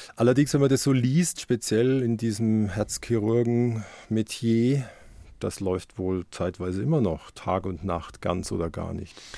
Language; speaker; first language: German; native; German